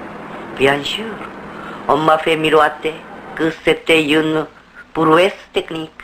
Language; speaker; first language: French; non-native, fluent; Korean